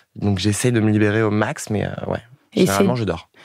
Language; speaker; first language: French; native; French